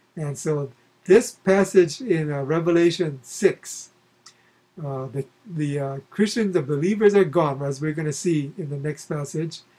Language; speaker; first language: English; native; English